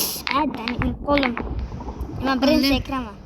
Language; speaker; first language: Turkish; non-native, learner; Uzbek